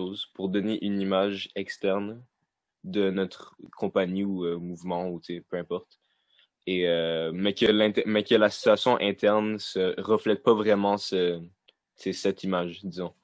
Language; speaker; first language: French; native; French